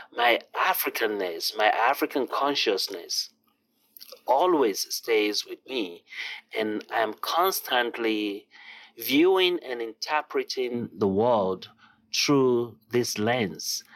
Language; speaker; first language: English; non-native, local second language; Yoruba